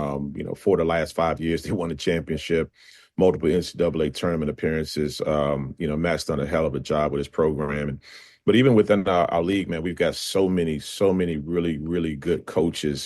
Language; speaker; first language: English; native; English